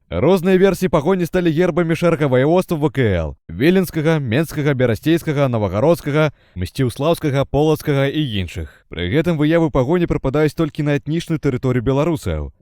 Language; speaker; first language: Belarusian; native; Belarusian